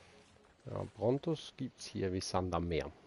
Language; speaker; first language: German; native; German